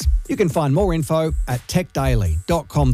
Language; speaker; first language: English; native; English